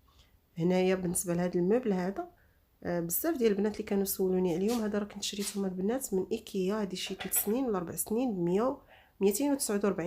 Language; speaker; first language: Arabic; native; Arabic